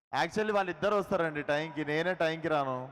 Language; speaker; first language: Telugu; native; Telugu